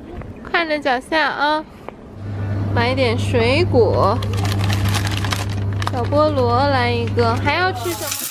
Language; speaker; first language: Chinese; native; Chinese